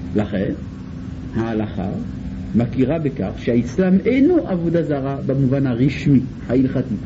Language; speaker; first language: Hebrew; native; Hebrew